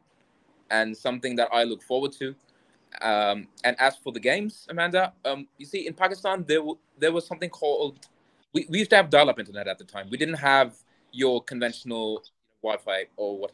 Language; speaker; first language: English; non-native, local second language; Urdu